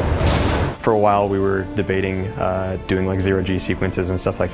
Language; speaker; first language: English; native; English